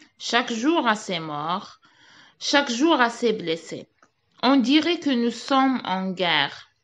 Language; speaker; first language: French; non-native, local second language; Arabic